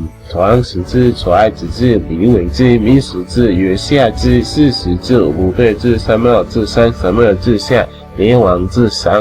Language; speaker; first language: Chinese; non-native, learner; English